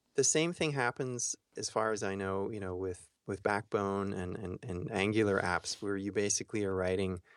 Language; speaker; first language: English; early bilingual, heritage; German